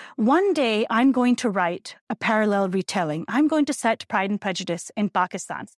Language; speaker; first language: English; non-native, local second language; Urdu